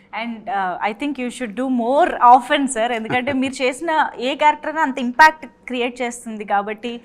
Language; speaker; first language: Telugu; native; Telugu